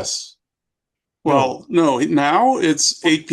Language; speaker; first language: English; native; English